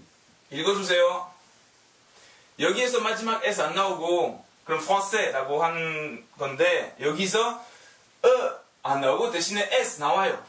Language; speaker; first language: Korean; non-native, learner; French